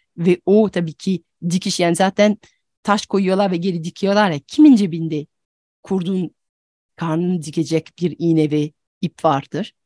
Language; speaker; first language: Turkish; non-native, fluent; French